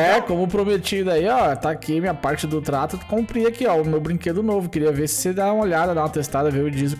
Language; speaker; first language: Portuguese; native; Portuguese